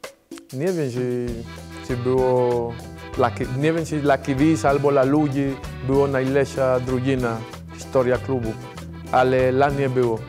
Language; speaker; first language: Polish; non-native, fluent; Spanish